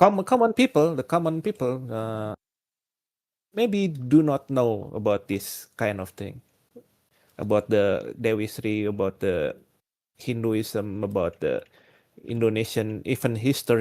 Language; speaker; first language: English; non-native, learner; Indonesian